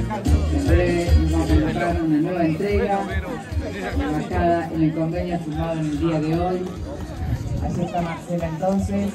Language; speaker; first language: Spanish; native; Spanish